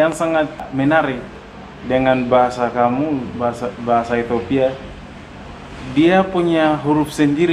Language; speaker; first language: Indonesian; non-native, fluent; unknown